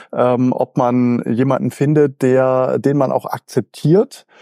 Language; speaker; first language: German; native; German